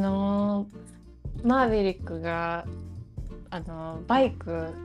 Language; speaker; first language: Japanese; early bilingual, heritage; Japanese